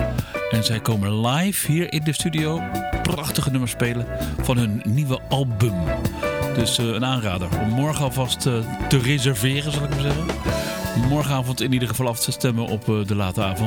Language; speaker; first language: Dutch; native; Dutch